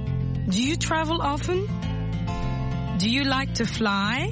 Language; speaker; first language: English; non-native, fluent; French